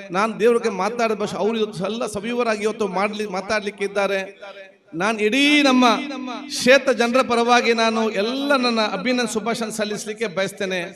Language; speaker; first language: Kannada; non-native, local second language; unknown